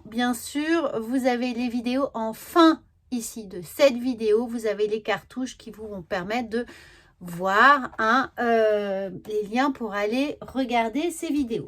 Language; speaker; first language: French; native; French